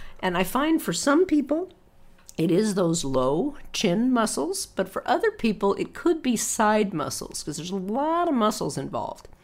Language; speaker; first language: English; native; English